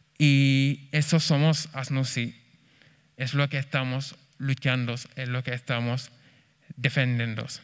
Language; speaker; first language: Spanish; non-native, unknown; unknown